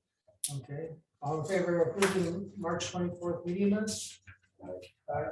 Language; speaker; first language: English; native; English